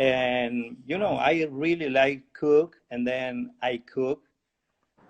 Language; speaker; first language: English; non-native, learner; Spanish